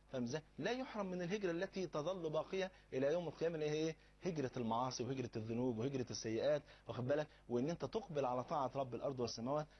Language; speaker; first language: Egyptian Arabic; native; Egyptian Arabic